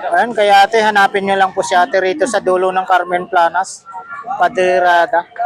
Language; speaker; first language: Filipino; native; Filipino